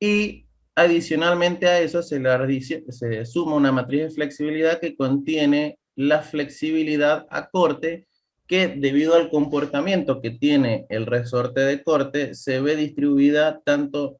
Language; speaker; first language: Spanish; native; Spanish